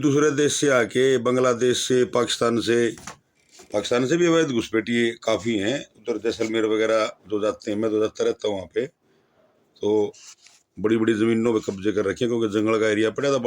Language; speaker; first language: Hindi; native; Hindi